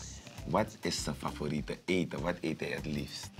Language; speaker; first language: Dutch; native; Dutch